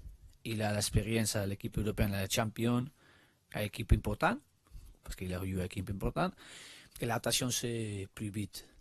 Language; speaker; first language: French; non-native, learner; Spanish